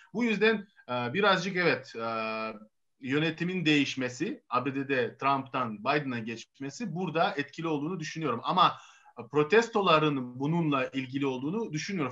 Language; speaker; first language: Turkish; non-native, fluent; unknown